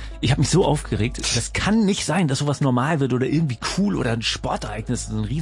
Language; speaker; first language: German; native; German